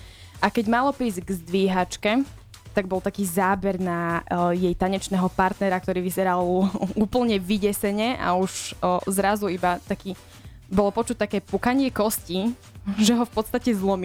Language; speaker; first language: Slovak; native; Slovak